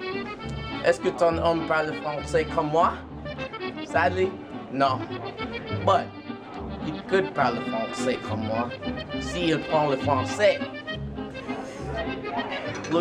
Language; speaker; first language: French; non-native, learner; English